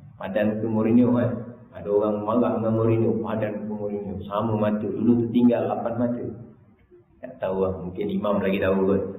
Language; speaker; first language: Malay; native; Malay